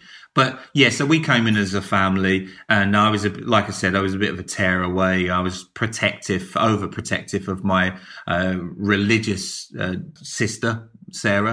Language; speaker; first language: English; native; English